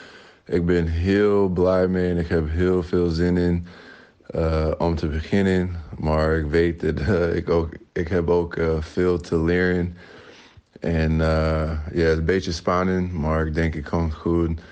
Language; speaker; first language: Dutch; non-native, learner; English